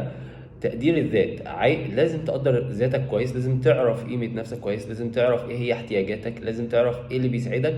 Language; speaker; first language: Arabic; native; Arabic